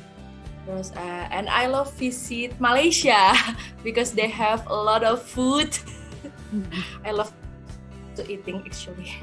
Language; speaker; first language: English; non-native, learner; Indonesian